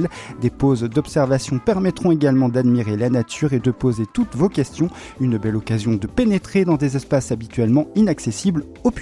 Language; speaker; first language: French; native; French